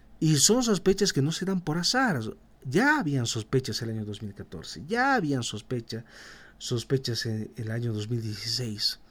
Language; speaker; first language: Spanish; native; Spanish